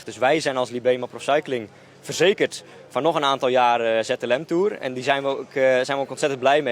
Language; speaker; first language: Dutch; native; Dutch